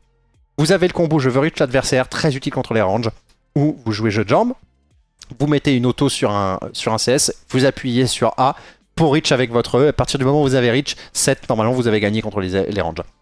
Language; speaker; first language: French; native; French